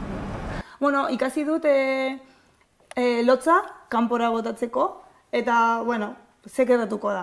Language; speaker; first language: Basque; non-native, local second language; Spanish